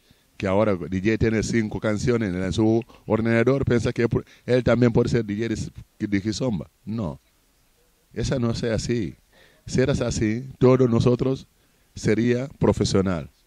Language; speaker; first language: Spanish; non-native, fluent; Portuguese